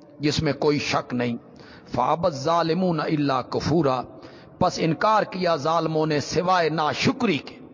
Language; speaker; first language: Urdu; non-native, local second language; Punjabi